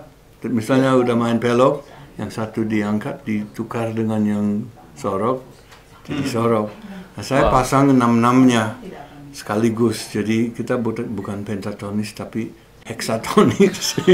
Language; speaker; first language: Indonesian; non-native, fluent; English